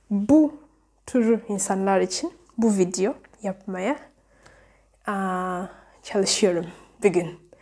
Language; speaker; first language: Turkish; non-native, learner; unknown